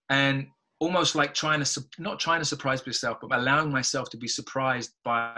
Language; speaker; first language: English; native; English